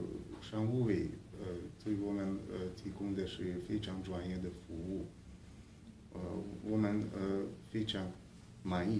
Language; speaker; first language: Chinese; non-native, fluent; Hungarian